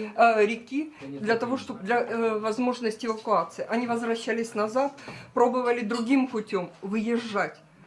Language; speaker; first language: Russian; native; Russian